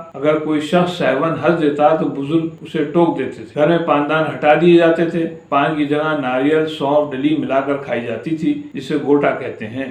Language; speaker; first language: Urdu; native; Urdu